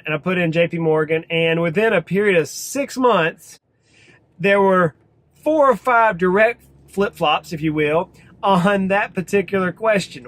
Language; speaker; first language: English; native; English